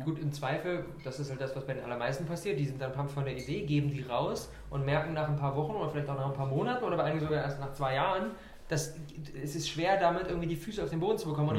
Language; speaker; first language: German; native; German